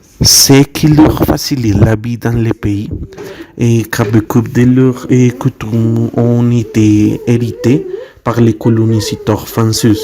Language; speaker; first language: French; non-native, learner; Spanish